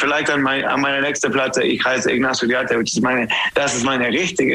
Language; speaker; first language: German; non-native, learner; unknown